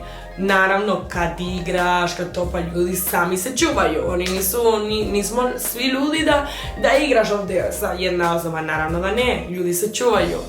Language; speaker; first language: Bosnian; non-native, fluent; Spanish